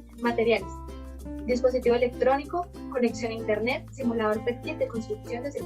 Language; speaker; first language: Spanish; native; Spanish